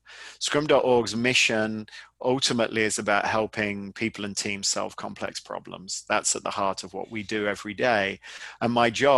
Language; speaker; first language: English; native; English